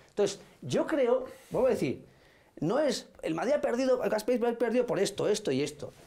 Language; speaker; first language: Spanish; native; Spanish